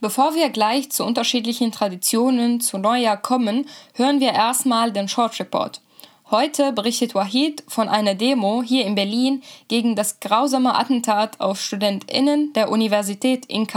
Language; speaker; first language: German; native; German